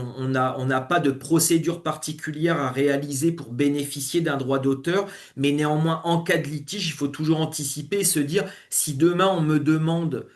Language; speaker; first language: French; native; French